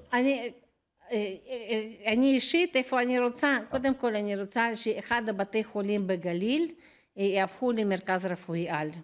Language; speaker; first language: Hebrew; non-native, fluent; Russian